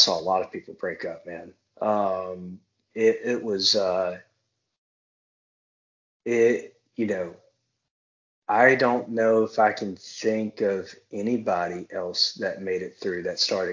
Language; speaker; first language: English; native; English